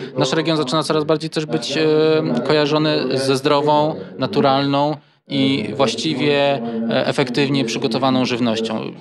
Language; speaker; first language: Polish; native; Polish